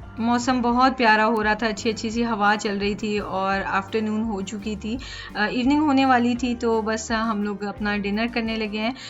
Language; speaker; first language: Urdu; non-native, local second language; Punjabi